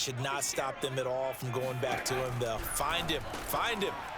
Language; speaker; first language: English; native; English